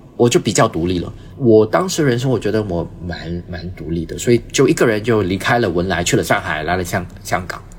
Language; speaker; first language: Chinese; early bilingual, heritage; Chinese